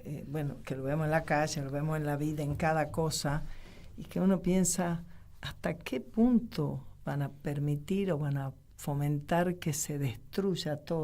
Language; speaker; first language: Spanish; native; Spanish